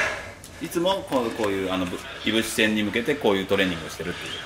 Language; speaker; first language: Japanese; native; Japanese